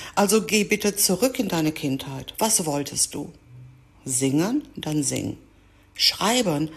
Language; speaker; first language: German; early bilingual, other home language; Greek